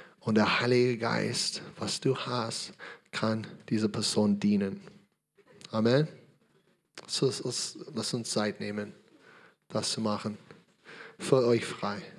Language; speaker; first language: German; non-native, learner; English